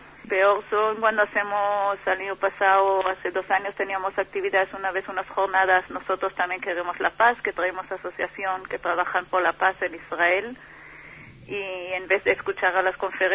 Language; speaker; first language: Spanish; non-native, fluent; Hebrew